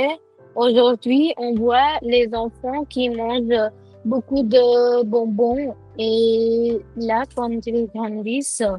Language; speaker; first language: French; non-native, fluent; Hindi